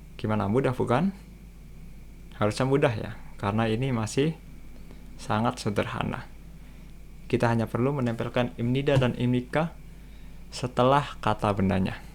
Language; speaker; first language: Indonesian; native; Indonesian